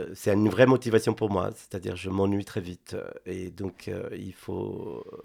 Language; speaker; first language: French; non-native, fluent; Spanish